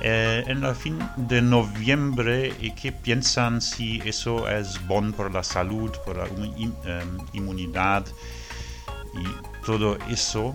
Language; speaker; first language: Spanish; non-native, learner; French